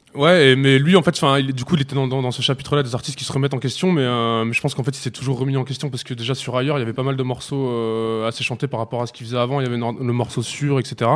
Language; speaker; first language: French; native; French